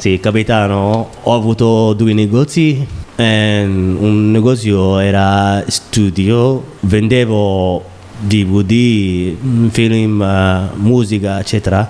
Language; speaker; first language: Italian; non-native, learner; Somali